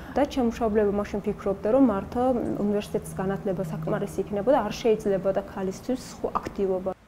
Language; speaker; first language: Georgian; non-native, local second language; Azerbaijani